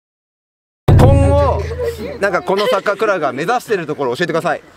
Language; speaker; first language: Japanese; native; Japanese